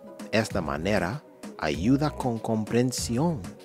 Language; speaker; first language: Spanish; non-native, learner; English